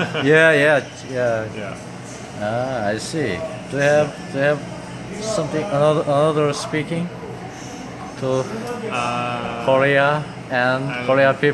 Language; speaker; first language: English; non-native, learner; Korean